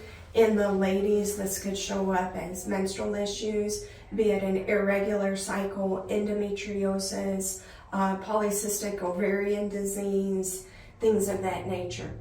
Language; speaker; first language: English; native; English